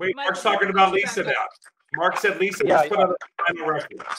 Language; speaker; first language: English; native; English